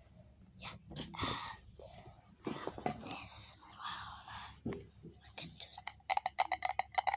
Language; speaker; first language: English; native; English